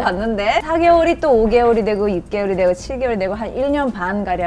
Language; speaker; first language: Korean; native; Korean